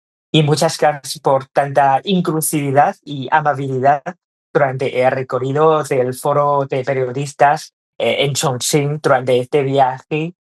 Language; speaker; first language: Spanish; non-native, fluent; Chinese